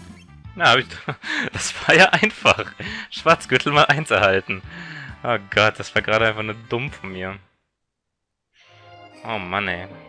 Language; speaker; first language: German; native; German